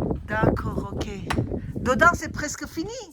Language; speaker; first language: French; non-native, learner; Armenian